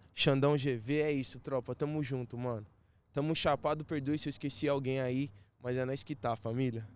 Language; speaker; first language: Portuguese; early bilingual, other home language; Spanish